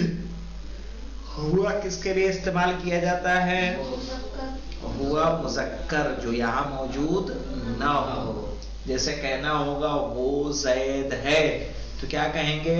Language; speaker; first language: Urdu; native; Urdu